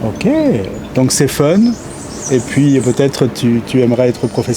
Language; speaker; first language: French; native; French